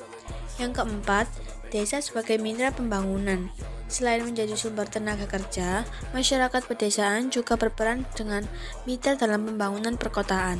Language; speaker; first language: Indonesian; native; Indonesian